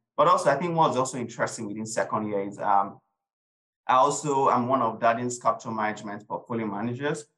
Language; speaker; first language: English; non-native, local second language; Yoruba